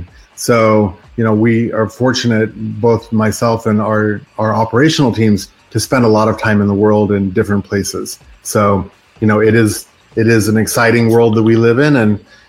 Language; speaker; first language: English; native; English